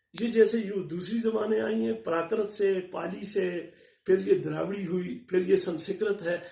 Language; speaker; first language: Urdu; non-native, local second language; Northern Hindko